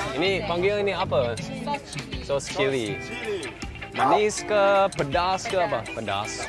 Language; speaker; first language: Indonesian; non-native, learner; English